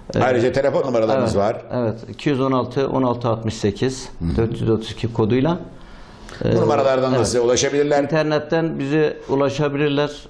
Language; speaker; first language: Turkish; native; Turkish